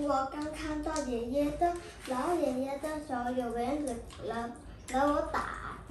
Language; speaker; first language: Chinese; early bilingual, other home language; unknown